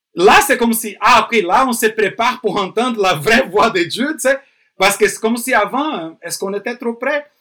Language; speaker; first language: French; non-native, fluent; Portuguese